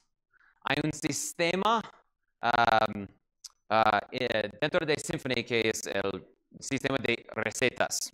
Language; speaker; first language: Spanish; non-native, learner; English